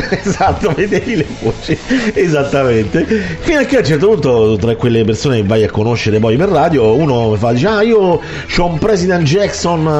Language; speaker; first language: Italian; native; Italian